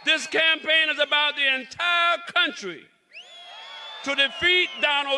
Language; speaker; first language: English; native; English